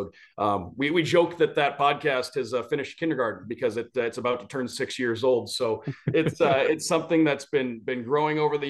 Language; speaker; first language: English; native; English